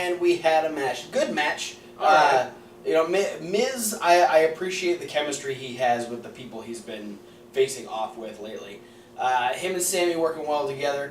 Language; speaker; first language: English; native; English